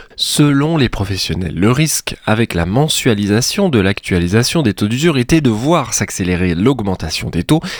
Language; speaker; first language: French; native; French